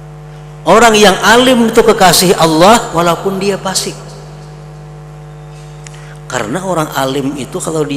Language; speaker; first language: Indonesian; non-native, local second language; Banjar